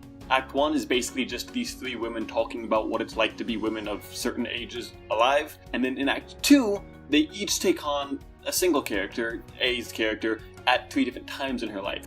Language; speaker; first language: English; native; English